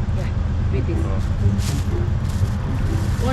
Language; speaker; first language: English; non-native, learner; Thai